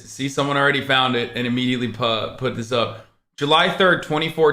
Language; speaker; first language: English; native; English